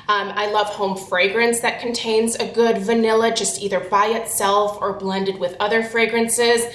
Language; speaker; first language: English; native; English